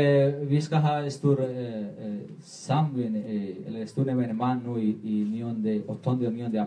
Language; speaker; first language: Swedish; non-native, learner; Spanish